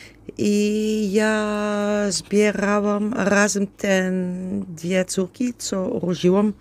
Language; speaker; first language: Polish; non-native, learner; Dutch